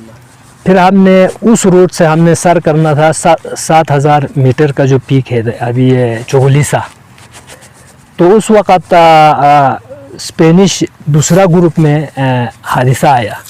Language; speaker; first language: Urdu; non-native, local second language; Balti